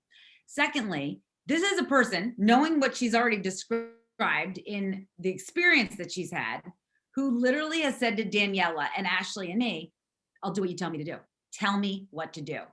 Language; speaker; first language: English; native; English